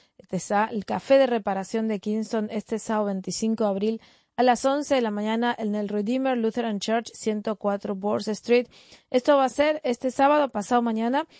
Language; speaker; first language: Spanish; native; Spanish